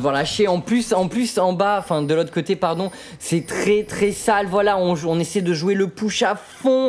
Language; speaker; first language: French; native; French